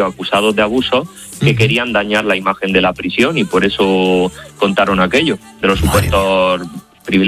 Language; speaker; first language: Spanish; native; Spanish